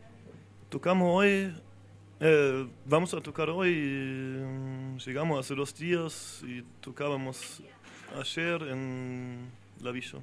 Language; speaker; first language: Spanish; non-native, fluent; French